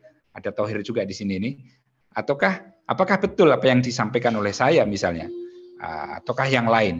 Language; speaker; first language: Indonesian; native; Indonesian